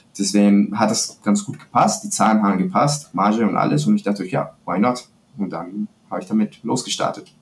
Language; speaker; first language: German; non-native, fluent; Spanish